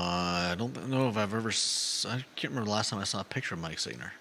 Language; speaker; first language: English; native; English